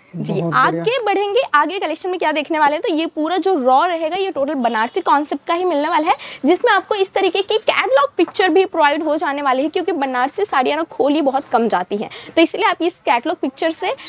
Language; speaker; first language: Hindi; native; Hindi